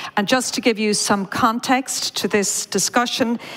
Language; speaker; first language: English; native; English